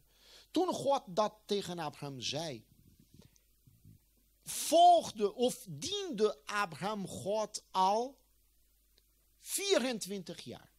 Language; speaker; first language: Dutch; non-native, fluent; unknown